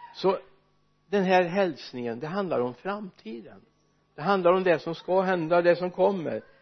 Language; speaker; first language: Swedish; native; Swedish